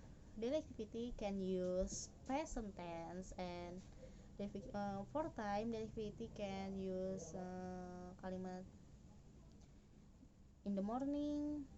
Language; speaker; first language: English; non-native, learner; Indonesian